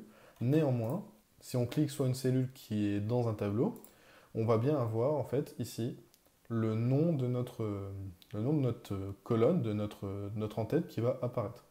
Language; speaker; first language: French; native; French